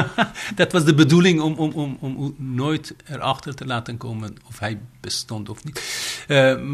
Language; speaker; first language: Dutch; non-native, fluent; Persian